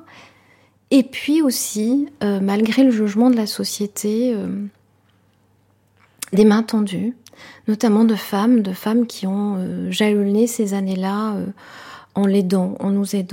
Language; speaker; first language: French; non-native, local second language; Kinyarwanda